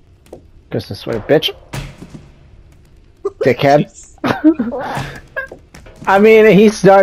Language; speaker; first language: English; native; English